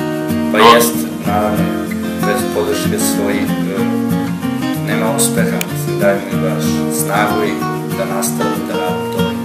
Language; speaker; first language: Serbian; early bilingual, heritage; Serbian